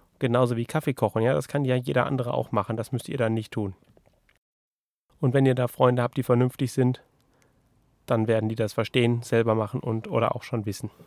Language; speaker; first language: German; native; German